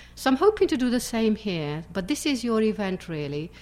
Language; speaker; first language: English; native; English